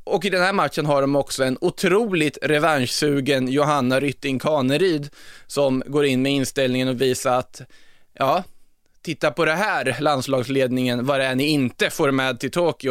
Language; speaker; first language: Swedish; native; Swedish